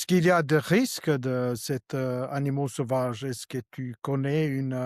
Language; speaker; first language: French; non-native, learner; Albanian